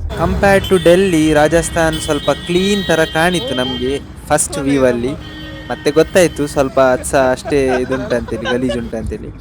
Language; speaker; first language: Kannada; non-native, local second language; Tulu